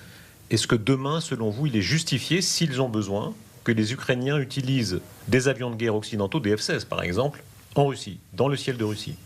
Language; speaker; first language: French; native; French